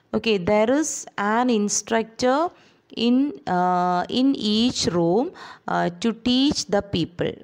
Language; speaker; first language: English; non-native, local second language; Malayalam